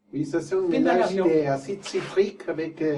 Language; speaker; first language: French; non-native, fluent; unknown